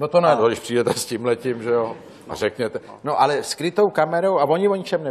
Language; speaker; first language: Czech; native; Czech